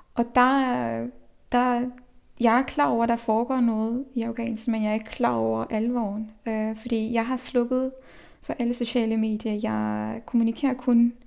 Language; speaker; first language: Danish; early bilingual, other home language; Persian